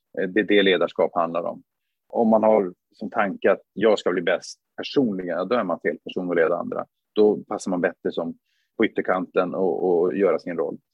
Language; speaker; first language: Swedish; native; Swedish